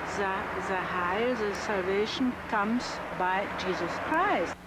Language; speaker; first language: English; non-native, learner; German